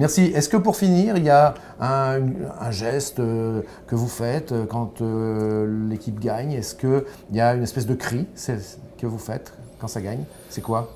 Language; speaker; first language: French; native; French